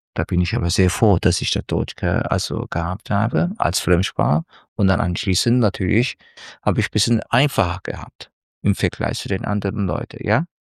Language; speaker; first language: German; non-native, fluent; Turkish